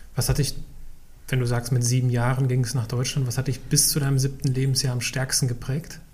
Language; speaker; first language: German; native; German